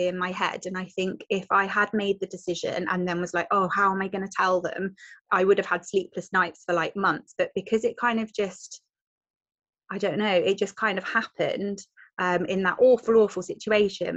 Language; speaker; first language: English; native; English